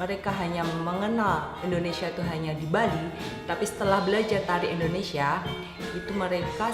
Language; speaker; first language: Indonesian; native; Indonesian